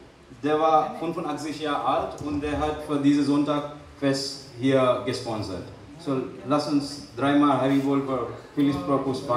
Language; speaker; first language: German; non-native, learner; Hindi